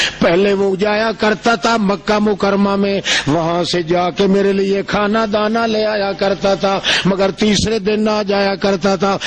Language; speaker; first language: Urdu; non-native, local second language; Saraiki